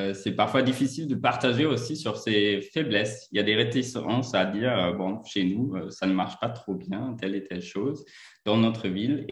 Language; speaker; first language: French; non-native, fluent; German